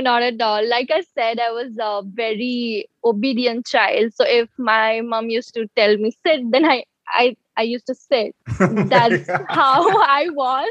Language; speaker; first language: English; non-native, local second language; Gujarati